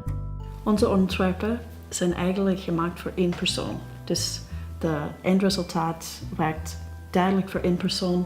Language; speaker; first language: Dutch; non-native, fluent; English